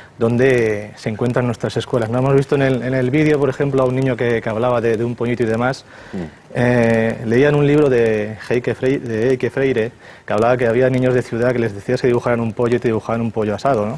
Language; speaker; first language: Spanish; native; Spanish